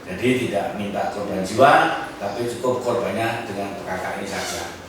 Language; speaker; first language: Indonesian; native; Indonesian